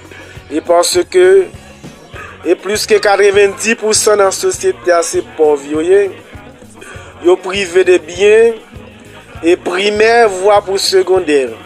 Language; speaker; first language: French; non-native, local second language; Haitian Creole